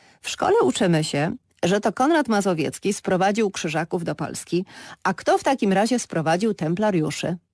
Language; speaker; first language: Polish; native; Polish